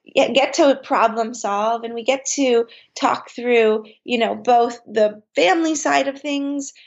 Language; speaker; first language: English; native; English